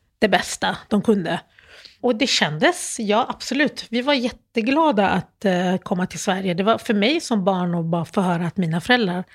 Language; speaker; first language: Swedish; early bilingual, other home language; Arabic